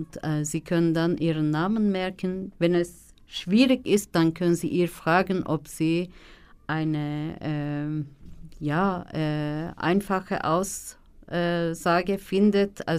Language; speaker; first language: German; non-native, fluent; Turkish